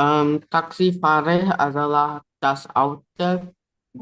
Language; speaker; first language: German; non-native, learner; Indonesian